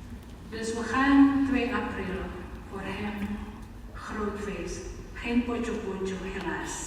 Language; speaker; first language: Dutch; non-native, fluent; Indonesian